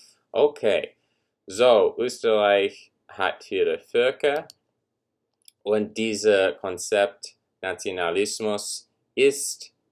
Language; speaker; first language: German; non-native, learner; English